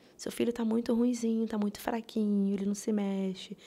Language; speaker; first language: Portuguese; native; Portuguese